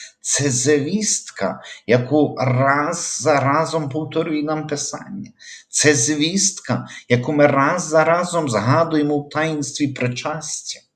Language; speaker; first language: Ukrainian; native; Ukrainian